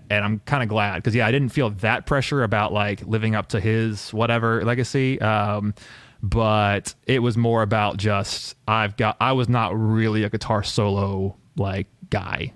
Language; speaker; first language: English; native; English